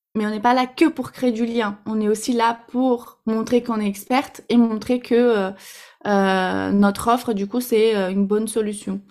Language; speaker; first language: French; non-native, fluent; Portuguese